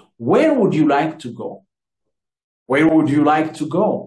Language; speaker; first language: English; non-native, fluent; Amharic